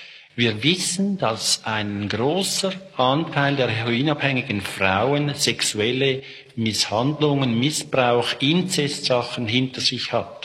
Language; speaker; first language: German; native; German